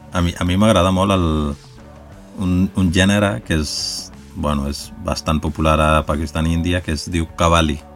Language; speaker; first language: Catalan; early bilingual, other home language; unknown